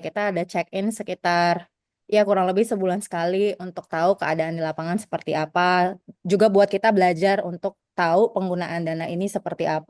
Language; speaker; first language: Indonesian; native; Indonesian